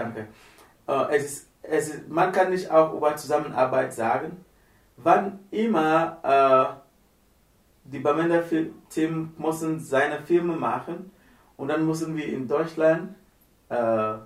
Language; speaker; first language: German; non-native, learner; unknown